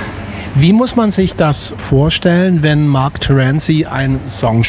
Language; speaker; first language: German; native; German